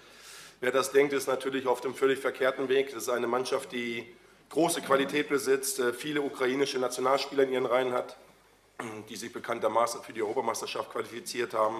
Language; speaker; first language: German; native; German